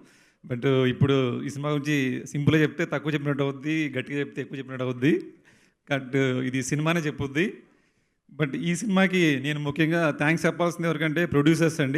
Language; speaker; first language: Telugu; native; Telugu